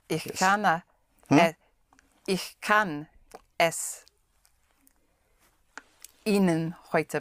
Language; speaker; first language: German; non-native, learner; English